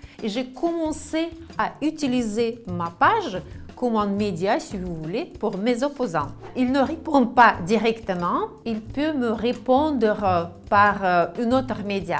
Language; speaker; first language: French; non-native, fluent; Russian